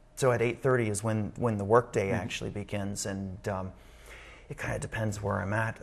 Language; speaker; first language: English; native; English